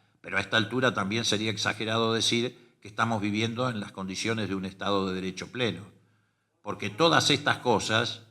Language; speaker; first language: Spanish; native; Spanish